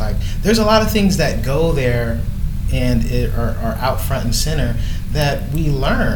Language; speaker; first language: English; native; English